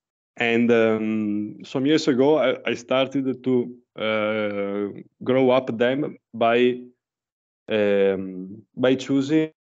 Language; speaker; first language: English; non-native, learner; Italian